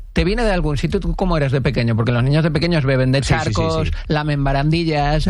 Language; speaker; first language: Spanish; native; Spanish